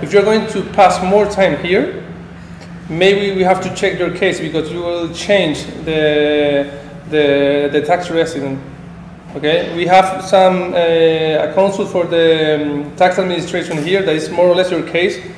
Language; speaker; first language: English; non-native, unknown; Spanish